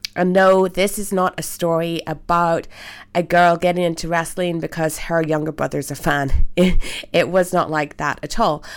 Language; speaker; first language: English; native; English